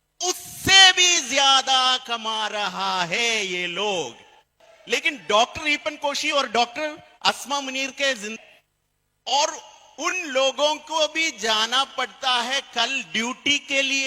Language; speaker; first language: Hindi; non-native, fluent; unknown